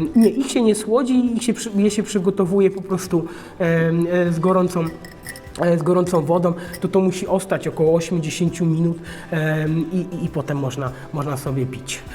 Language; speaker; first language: Polish; non-native, fluent; Armenian